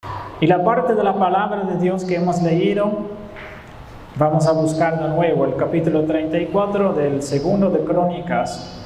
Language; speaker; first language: Spanish; non-native, fluent; Dutch